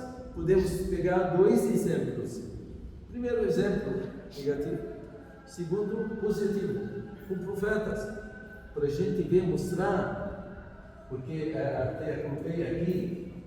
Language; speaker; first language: Portuguese; non-native, fluent; Arabic